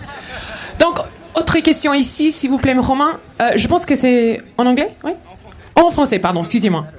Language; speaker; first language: French; non-native, fluent; English